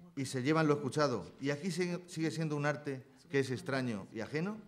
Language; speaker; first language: Spanish; native; Spanish